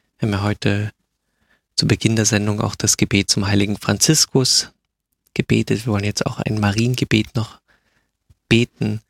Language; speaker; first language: German; native; German